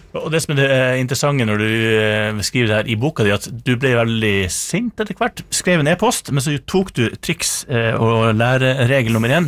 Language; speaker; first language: Norwegian; native; Norwegian